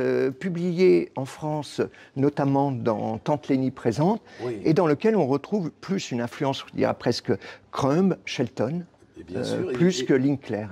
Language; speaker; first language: French; native; French